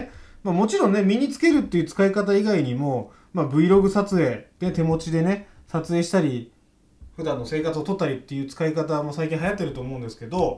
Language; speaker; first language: Japanese; native; Japanese